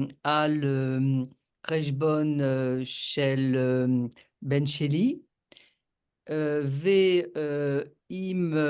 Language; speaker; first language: Hebrew; non-native, learner; French